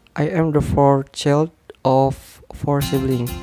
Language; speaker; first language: English; non-native, learner; Indonesian